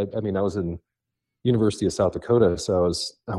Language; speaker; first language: English; native; English